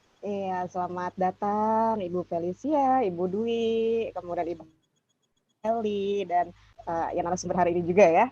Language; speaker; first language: Indonesian; native; Indonesian